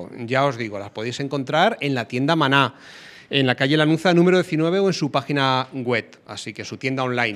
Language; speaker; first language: Spanish; native; Spanish